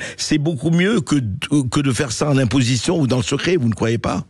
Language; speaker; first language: French; native; French